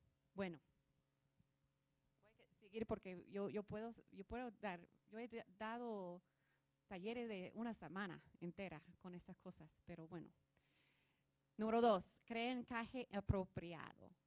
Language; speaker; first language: Spanish; non-native, fluent; English